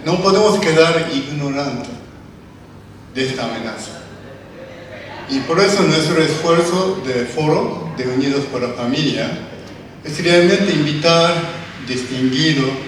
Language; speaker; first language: Spanish; non-native, learner; Japanese